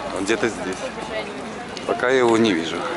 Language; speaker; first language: Russian; native; Russian